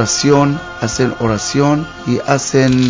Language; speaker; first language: Spanish; non-native, learner; Hebrew